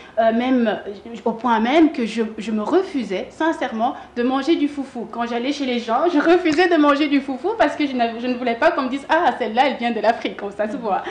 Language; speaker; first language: French; early bilingual, other home language; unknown